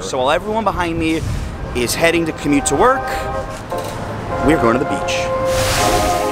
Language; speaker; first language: English; native; English